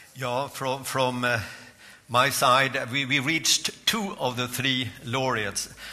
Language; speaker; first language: English; non-native, fluent; Swedish